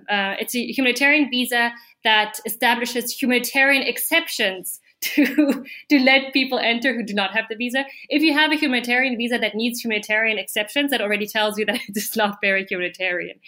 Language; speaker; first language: English; non-native, fluent; German